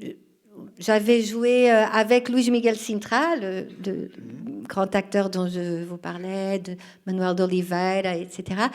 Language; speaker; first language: French; non-native, fluent; Portuguese